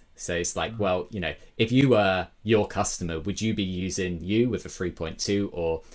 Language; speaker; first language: English; native; English